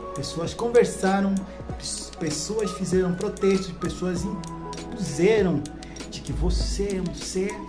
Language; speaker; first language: Portuguese; non-native, local second language; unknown